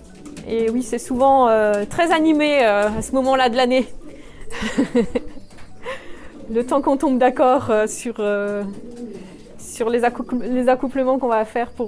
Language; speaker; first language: French; native; French